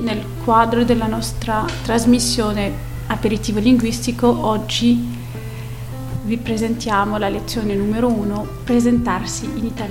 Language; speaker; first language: Italian; early bilingual, heritage; Italian